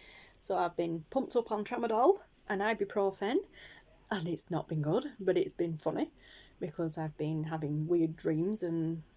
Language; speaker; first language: English; native; English